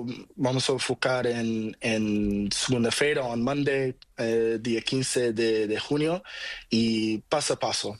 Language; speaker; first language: Spanish; non-native, learner; Portuguese